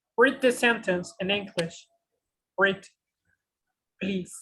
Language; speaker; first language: English; non-native, fluent; Spanish